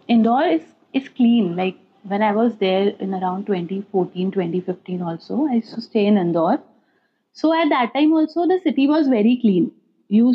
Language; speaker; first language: English; non-native, local second language; Hindi